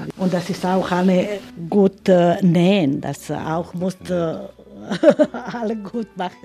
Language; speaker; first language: German; non-native, learner; Croatian